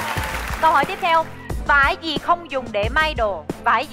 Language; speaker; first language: Vietnamese; native; Vietnamese